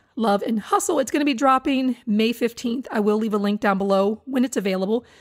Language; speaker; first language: English; native; English